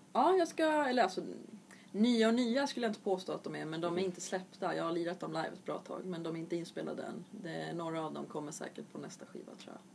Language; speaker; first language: Swedish; native; Swedish